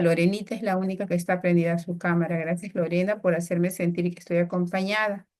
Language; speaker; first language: Spanish; native; Spanish